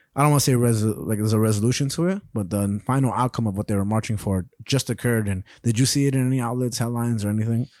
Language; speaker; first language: English; early bilingual, other home language; Spanish